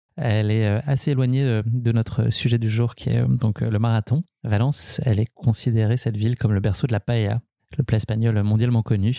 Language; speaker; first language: French; native; French